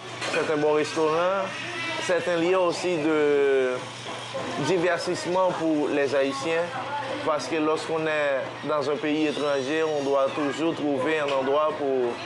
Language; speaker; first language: French; non-native, local second language; Haitian Creole